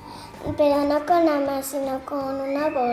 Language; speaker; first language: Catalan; non-native, local second language; Spanish